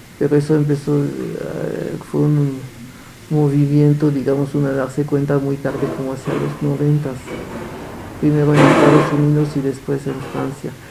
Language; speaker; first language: Spanish; early bilingual, other home language; Yiddish